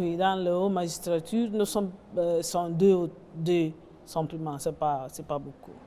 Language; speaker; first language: French; non-native, learner; Portuguese